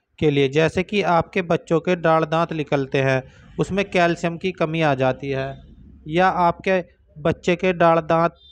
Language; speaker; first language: Hindi; native; Hindi